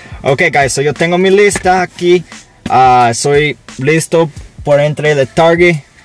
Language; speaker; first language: Spanish; non-native, learner; English